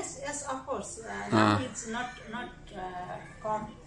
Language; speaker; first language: English; non-native, learner; Nepali